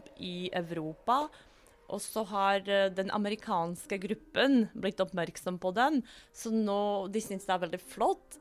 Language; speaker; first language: Norwegian; non-native, fluent; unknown